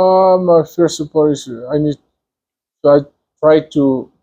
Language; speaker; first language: English; non-native, learner; Spanish